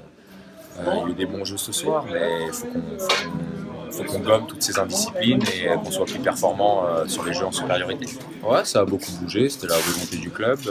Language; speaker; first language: French; native; French